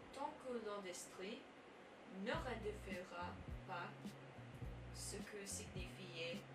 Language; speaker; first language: French; non-native, learner; English